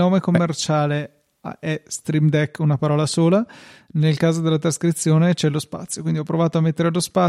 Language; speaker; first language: Italian; native; Italian